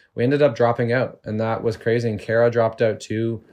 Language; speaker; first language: English; native; English